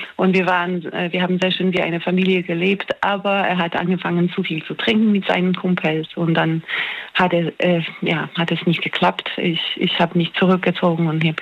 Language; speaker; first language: German; non-native, fluent; Polish